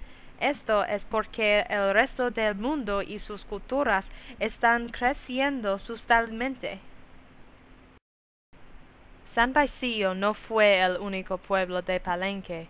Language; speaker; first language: Spanish; non-native, learner; English